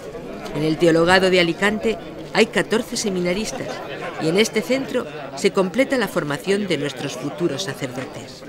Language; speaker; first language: Spanish; native; Spanish